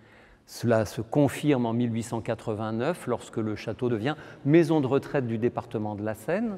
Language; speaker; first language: French; native; French